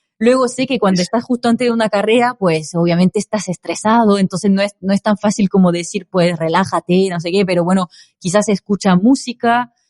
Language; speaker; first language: Spanish; non-native, fluent; French